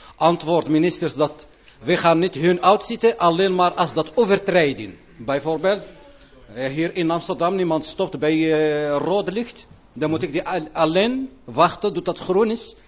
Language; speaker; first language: Dutch; non-native, fluent; Arabic